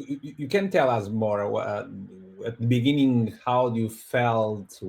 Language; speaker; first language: English; non-native, fluent; Portuguese